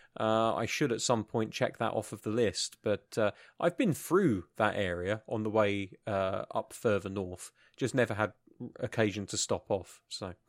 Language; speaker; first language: English; native; English